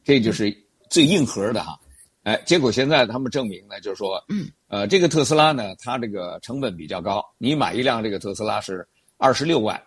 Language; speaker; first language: Chinese; native; Chinese